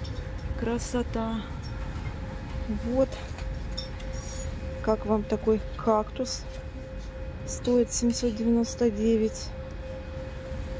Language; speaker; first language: Russian; native; Russian